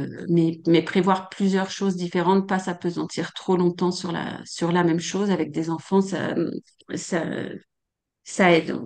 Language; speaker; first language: French; native; French